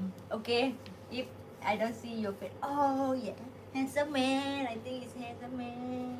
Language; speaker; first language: English; non-native, learner; Thai